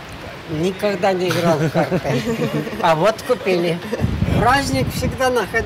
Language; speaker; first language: Russian; non-native, local second language; Estonian